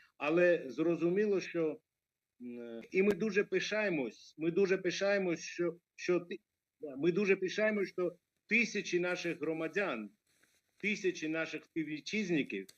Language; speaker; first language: Ukrainian; non-native, fluent; Georgian